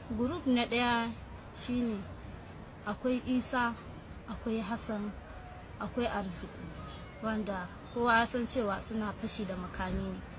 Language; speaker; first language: Hausa; native; Hausa